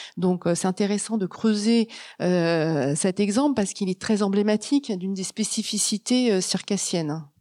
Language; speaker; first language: French; native; French